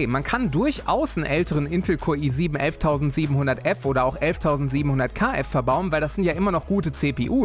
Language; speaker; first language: German; native; German